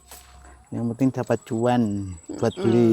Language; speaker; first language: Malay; non-native, local second language; Javanese